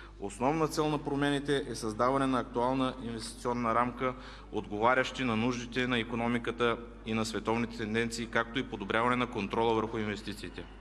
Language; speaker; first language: Bulgarian; non-native, local second language; Turkish